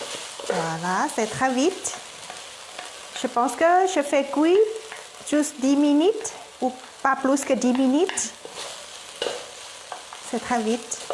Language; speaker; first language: French; non-native, learner; Thai